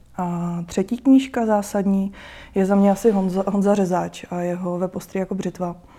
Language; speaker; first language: Czech; native; Czech